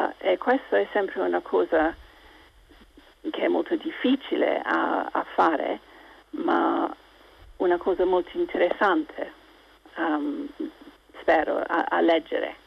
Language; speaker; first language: Italian; non-native, local second language; English